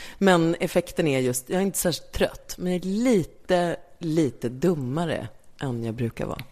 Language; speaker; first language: Swedish; native; Swedish